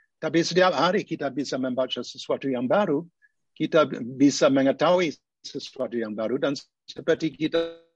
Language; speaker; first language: Indonesian; non-native, fluent; English